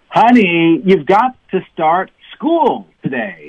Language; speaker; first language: English; native; English